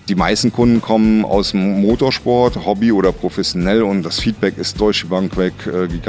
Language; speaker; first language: German; native; German